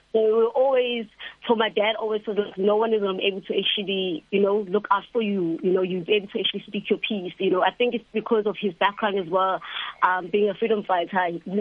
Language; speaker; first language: English; non-native, local second language; Zulu